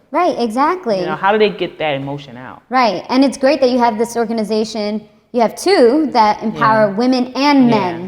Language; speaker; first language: English; native; English